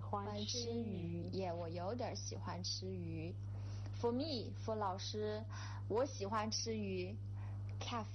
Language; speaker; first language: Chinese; non-native, fluent; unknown